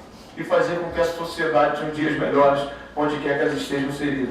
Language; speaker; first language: Portuguese; native; Portuguese